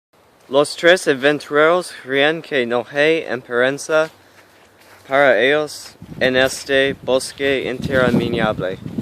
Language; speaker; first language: Spanish; non-native, learner; English